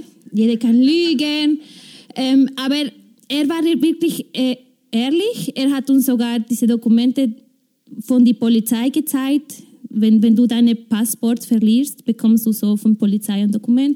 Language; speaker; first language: German; non-native, fluent; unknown